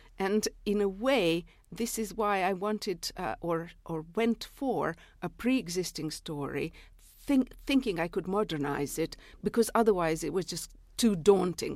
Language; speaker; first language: English; non-native, fluent; Serbian